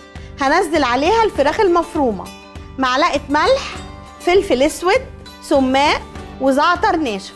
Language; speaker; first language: Arabic; native; Arabic